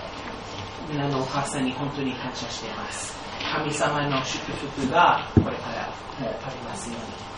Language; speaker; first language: Japanese; non-native, fluent; English